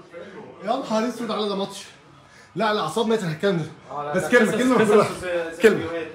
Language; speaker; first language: Arabic; native; Arabic